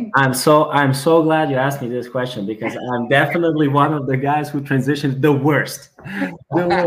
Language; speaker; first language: English; non-native, fluent; Serbian